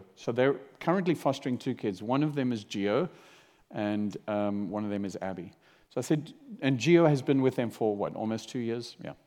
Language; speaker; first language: English; native; English